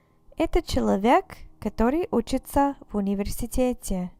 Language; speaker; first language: Russian; non-native, fluent; English